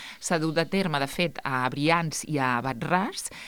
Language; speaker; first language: Catalan; native; Catalan